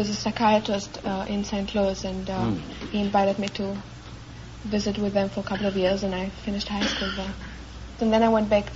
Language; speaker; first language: English; non-native, fluent; Hebrew